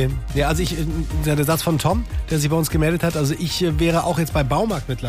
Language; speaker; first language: German; native; German